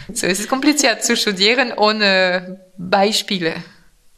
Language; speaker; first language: German; non-native, fluent; French